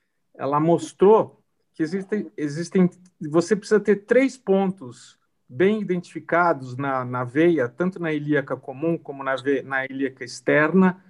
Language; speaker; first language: Portuguese; native; Portuguese